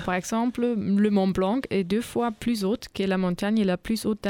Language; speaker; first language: French; non-native, fluent; German